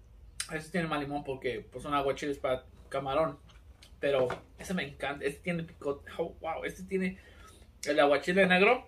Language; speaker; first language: Spanish; early bilingual, heritage; Spanish